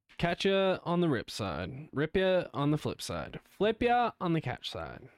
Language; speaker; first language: English; native; English